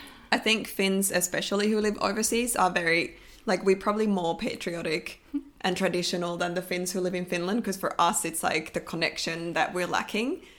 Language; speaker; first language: English; non-native, fluent; Finnish